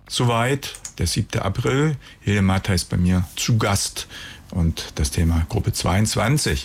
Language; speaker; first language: German; native; German